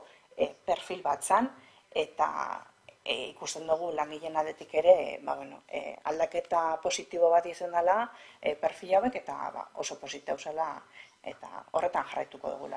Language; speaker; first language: Basque; native; Basque